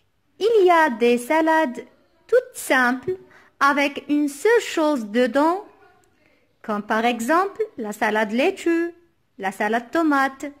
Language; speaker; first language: French; non-native, local second language; Arabic